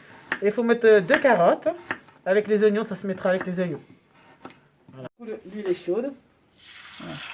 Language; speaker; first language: French; native; French